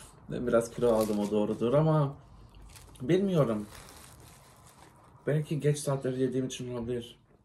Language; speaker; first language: Turkish; early bilingual, heritage; Turkish